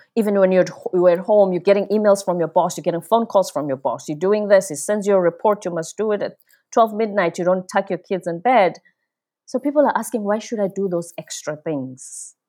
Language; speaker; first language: English; non-native, local second language; Zulu